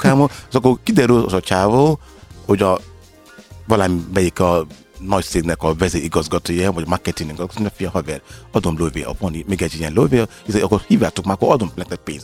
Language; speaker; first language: Hungarian; non-native, learner; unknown